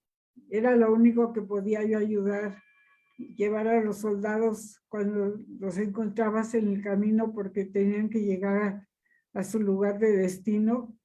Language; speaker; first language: Spanish; early bilingual, other home language; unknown